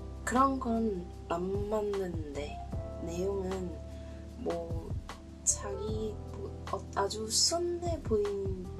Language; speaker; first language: Korean; non-native, learner; Cantonese